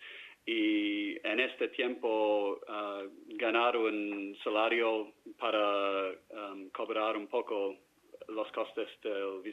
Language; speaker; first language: Spanish; non-native, fluent; English